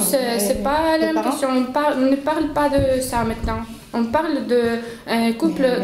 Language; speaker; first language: French; non-native, learner; Spanish